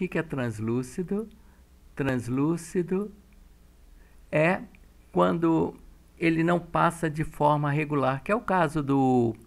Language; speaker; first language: Portuguese; native; Portuguese